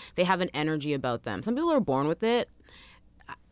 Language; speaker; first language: English; native; English